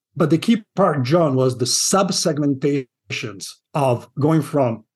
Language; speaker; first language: English; non-native, fluent; Italian